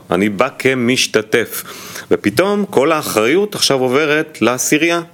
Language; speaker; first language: Hebrew; native; Hebrew